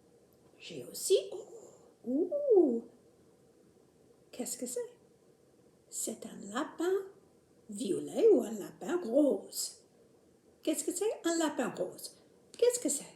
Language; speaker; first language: French; non-native, fluent; English